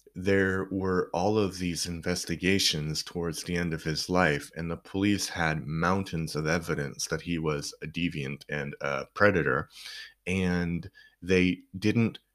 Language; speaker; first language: English; native; English